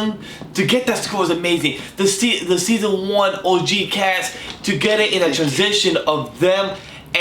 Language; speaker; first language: English; native; English